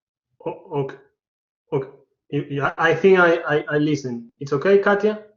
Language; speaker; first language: English; non-native, learner; Spanish